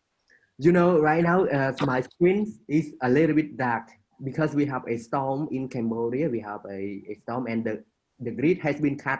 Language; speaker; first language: English; non-native, fluent; Khmer